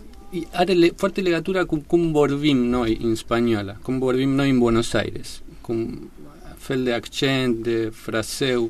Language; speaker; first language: Romanian; non-native, learner; Spanish